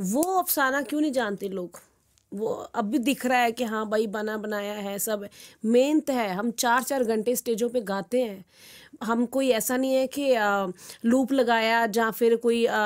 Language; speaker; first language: Hindi; non-native, local second language; Punjabi